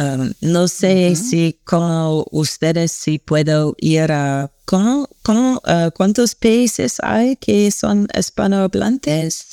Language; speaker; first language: Spanish; non-native, learner; English